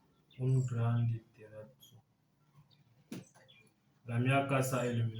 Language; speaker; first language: Italian; non-native, learner; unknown